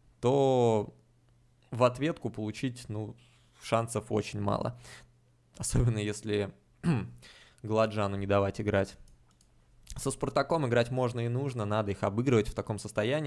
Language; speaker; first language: Russian; native; Russian